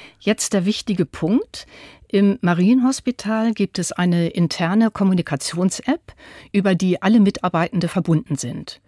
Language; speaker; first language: German; native; German